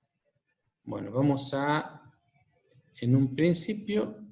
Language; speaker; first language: Spanish; native; Spanish